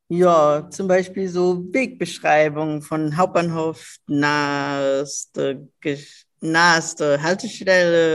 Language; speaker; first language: German; non-native, local second language; English